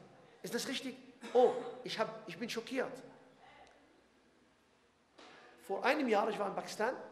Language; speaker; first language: German; non-native, fluent; Arabic